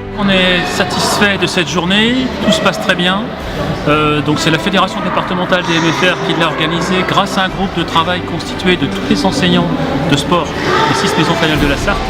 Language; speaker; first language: French; native; French